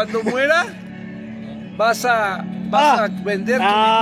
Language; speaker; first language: Spanish; native; Spanish